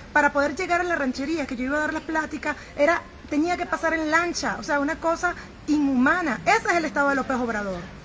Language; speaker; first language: Spanish; native; Spanish